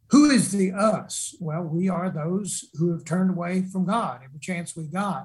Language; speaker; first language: English; native; English